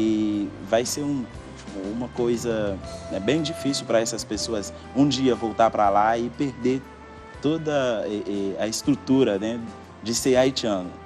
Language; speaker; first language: Portuguese; non-native, fluent; Haitian Creole